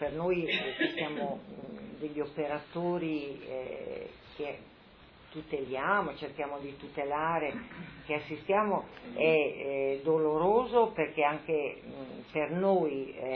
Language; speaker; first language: Italian; native; Italian